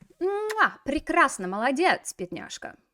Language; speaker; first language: Russian; non-native, fluent; English